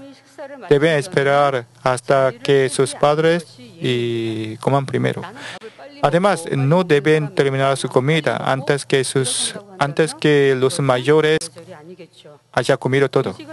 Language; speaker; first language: Spanish; non-native, learner; Korean